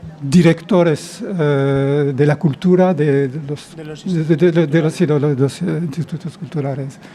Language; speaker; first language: Spanish; non-native, fluent; French